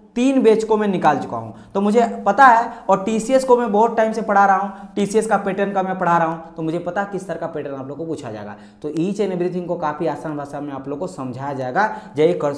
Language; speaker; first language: Hindi; non-native, local second language; Marathi